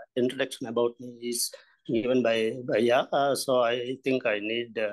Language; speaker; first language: English; non-native, local second language; Telugu